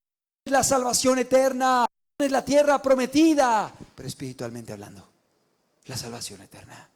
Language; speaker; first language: Spanish; native; Spanish